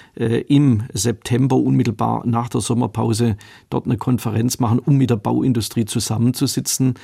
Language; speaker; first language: German; native; German